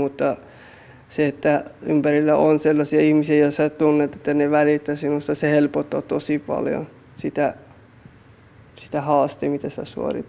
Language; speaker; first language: Finnish; non-native, fluent; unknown